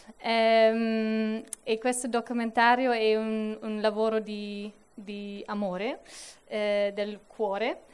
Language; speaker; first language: Italian; non-native, fluent; Dutch